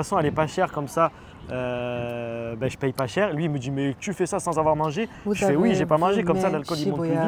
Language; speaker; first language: French; native; French